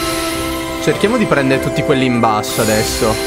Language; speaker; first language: Italian; native; Italian